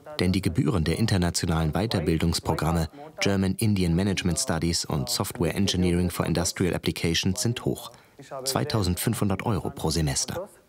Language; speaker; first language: German; native; German